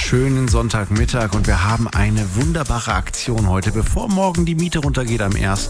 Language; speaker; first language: German; native; German